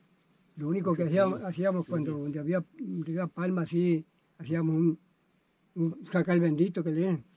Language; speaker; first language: Spanish; native; Spanish